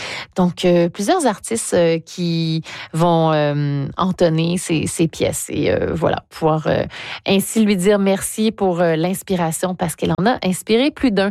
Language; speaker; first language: French; native; French